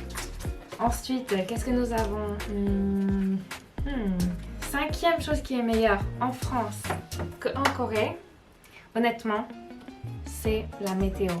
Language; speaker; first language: French; native; French